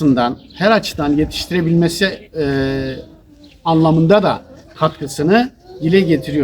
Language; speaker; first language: Turkish; native; Turkish